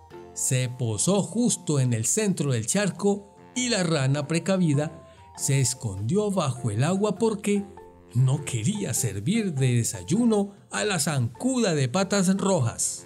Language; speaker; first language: Spanish; native; Spanish